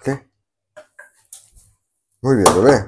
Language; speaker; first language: Spanish; native; Spanish